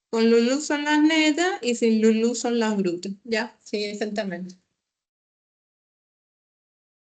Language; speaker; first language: Spanish; native; Spanish